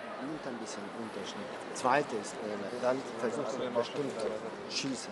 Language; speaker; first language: German; non-native, learner; Chinese